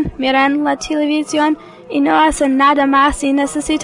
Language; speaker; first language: Spanish; non-native, learner; English